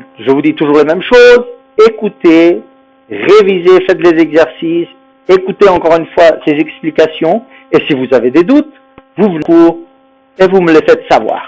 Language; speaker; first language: French; non-native, fluent; Spanish